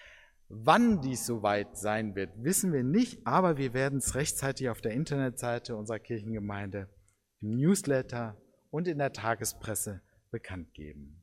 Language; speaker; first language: German; native; German